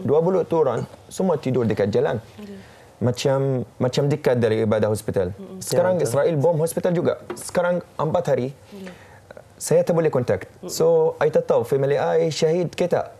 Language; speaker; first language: Indonesian; non-native, fluent; Arabic